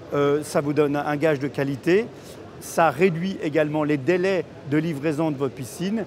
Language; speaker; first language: French; native; French